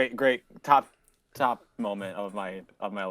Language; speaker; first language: English; native; English